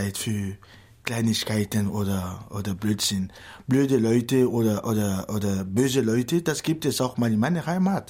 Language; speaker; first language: German; non-native, fluent; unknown